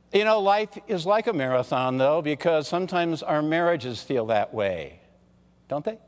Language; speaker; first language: English; early bilingual, other home language; German